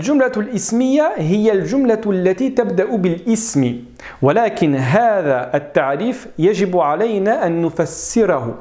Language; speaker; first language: Arabic; non-native, fluent; French